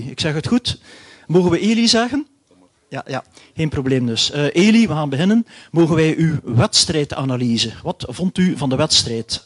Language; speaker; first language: Dutch; native; Dutch